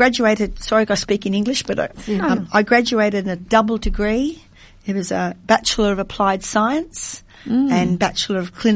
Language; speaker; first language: Italian; non-native, fluent; English